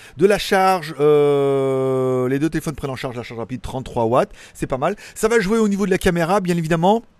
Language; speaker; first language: French; native; French